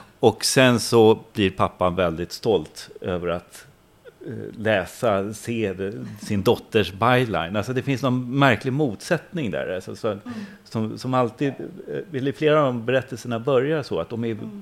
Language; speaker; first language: Swedish; native; Swedish